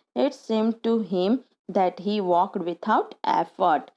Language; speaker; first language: English; non-native, local second language; Gujarati